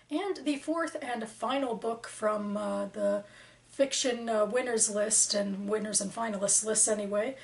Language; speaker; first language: English; native; English